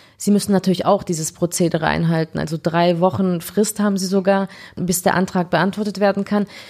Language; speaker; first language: German; early bilingual, other home language; Turkish